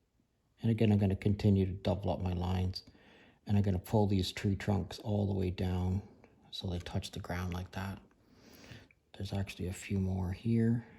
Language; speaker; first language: English; native; English